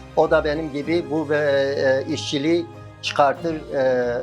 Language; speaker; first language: Turkish; native; Turkish